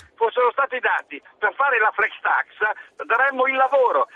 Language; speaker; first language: Italian; native; Italian